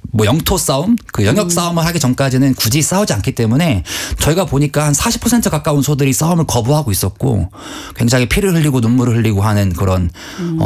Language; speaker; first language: Korean; native; Korean